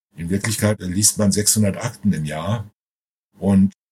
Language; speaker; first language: German; native; German